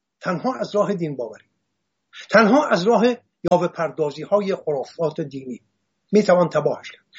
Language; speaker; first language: Persian; non-native, local second language; Assyrian Neo-Aramaic